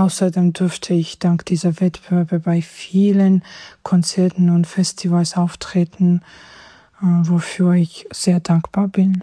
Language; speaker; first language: German; non-native, fluent; Georgian